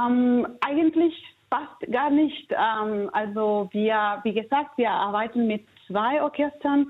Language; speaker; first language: German; non-native, fluent; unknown